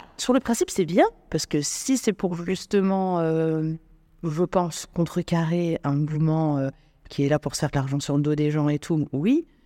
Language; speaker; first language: French; native; French